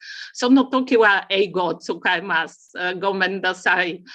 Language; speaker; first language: Japanese; non-native, learner; Bulgarian